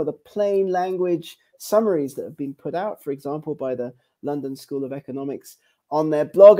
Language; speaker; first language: English; native; English